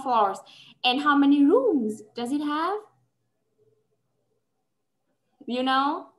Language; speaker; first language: English; non-native, fluent; Vietnamese